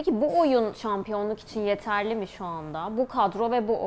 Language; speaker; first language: Turkish; native; Turkish